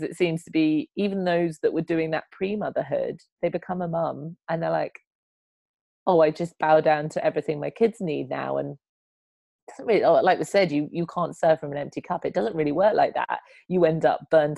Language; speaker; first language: English; native; English